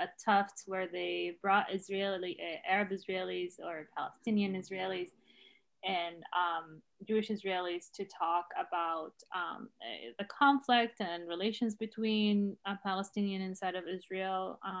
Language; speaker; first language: English; non-native, fluent; Arabic